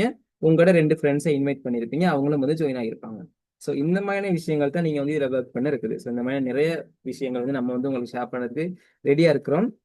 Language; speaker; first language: Tamil; native; Tamil